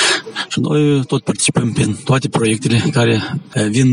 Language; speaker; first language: Romanian; non-native, local second language; Gagauz